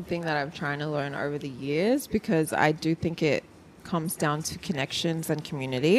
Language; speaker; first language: English; native; English